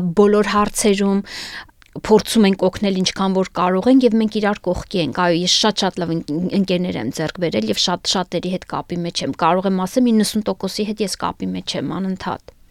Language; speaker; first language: Armenian; native; Armenian